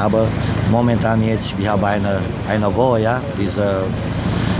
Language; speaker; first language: German; non-native, fluent; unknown